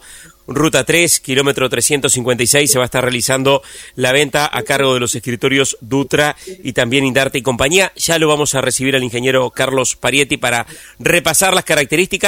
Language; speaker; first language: Spanish; native; Spanish